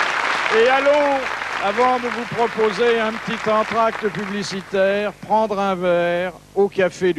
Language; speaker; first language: French; native; French